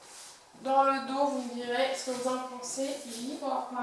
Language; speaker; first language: French; native; French